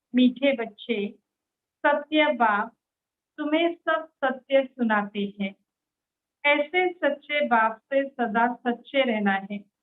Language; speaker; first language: Hindi; non-native, local second language; Marathi